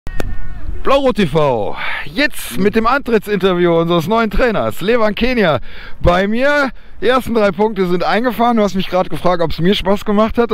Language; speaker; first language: German; native; German